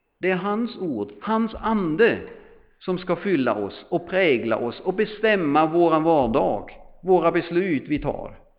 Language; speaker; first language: Swedish; non-native, fluent; German